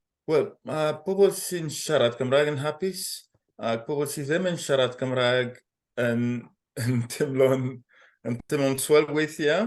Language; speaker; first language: Welsh; non-native, fluent; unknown